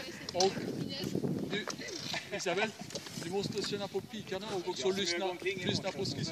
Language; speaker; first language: Swedish; non-native, fluent; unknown